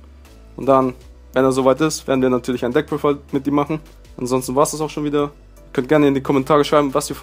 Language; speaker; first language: German; native; German